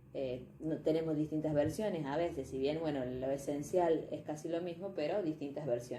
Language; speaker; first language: Spanish; native; Spanish